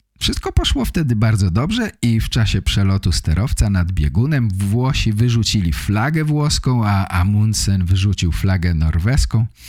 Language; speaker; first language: Polish; native; Polish